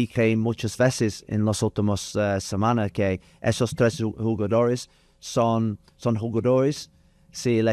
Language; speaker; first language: Spanish; non-native, learner; English